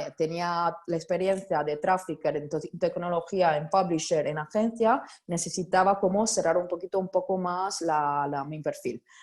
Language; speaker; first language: Spanish; non-native, fluent; Italian